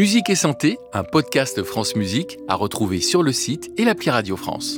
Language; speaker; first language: French; native; French